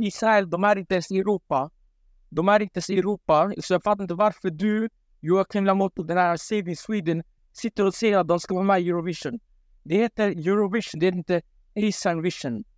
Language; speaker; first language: Swedish; non-native, local second language; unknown